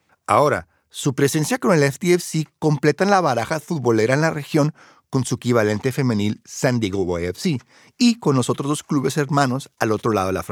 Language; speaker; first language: Spanish; native; Spanish